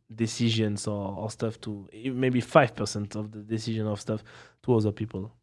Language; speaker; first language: English; non-native, fluent; French